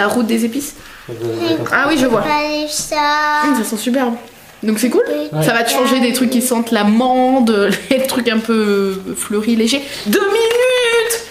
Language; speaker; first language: French; native; French